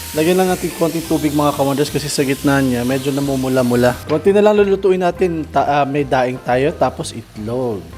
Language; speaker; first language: Filipino; non-native, local second language; Cebuano